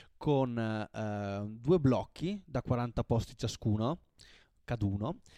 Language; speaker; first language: Italian; native; Italian